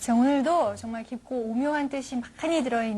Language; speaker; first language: Korean; native; Korean